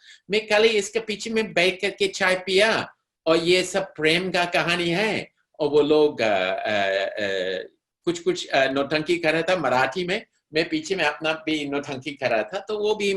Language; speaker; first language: Hindi; non-native, fluent; English